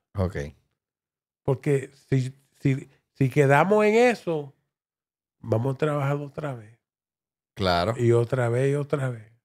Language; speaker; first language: Spanish; early bilingual, heritage; Spanish